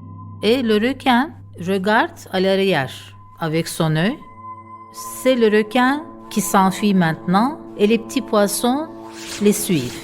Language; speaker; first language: French; non-native, fluent; Turkish